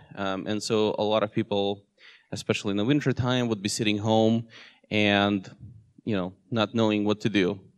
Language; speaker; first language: English; non-native, fluent; Russian